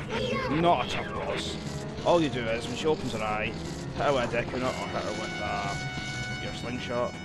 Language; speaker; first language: English; native; English